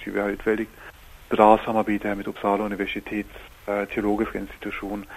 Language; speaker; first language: Swedish; non-native, fluent; German